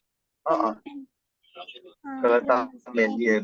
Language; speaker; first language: Malay; native; Malay